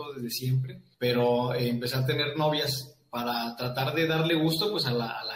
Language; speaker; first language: Spanish; native; Spanish